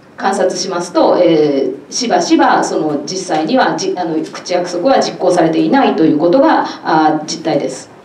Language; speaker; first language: Japanese; native; Japanese